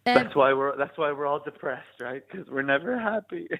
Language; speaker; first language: German; non-native, fluent; English